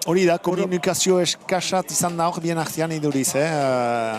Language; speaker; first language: Basque; native; Basque